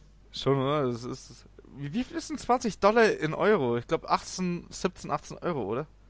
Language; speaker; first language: German; native; German